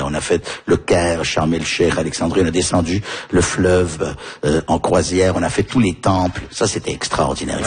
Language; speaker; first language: French; early bilingual, heritage; French